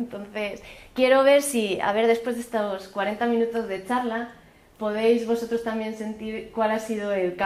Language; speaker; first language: Spanish; native; Spanish